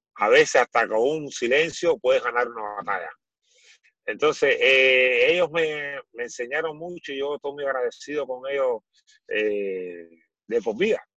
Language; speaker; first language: Spanish; native; Spanish